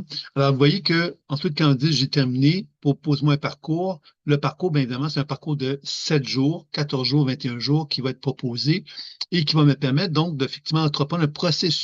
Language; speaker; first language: French; native; French